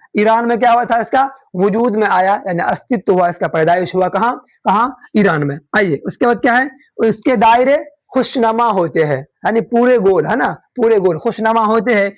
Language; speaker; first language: Urdu; native; Urdu